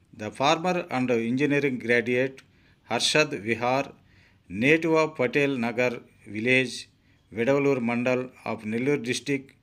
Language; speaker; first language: English; non-native, local second language; Telugu